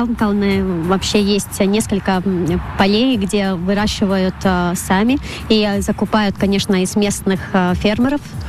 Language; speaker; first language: Russian; non-native, local second language; Latvian